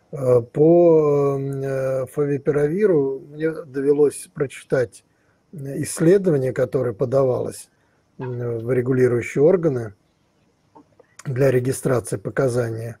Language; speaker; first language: Russian; native; Russian